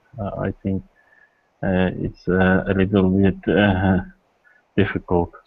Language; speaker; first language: English; non-native, learner; Kurdish